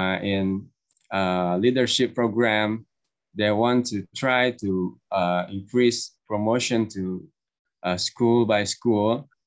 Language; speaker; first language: English; non-native, learner; Indonesian